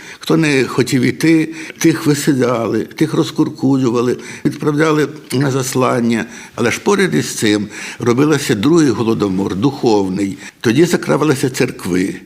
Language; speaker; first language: Ukrainian; native; Ukrainian